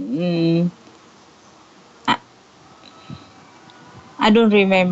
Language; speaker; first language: English; non-native, learner; Vietnamese